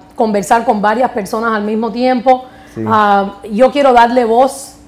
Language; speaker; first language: Spanish; early bilingual, heritage; Spanish